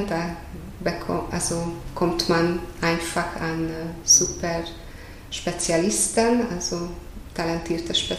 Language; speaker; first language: German; non-native, fluent; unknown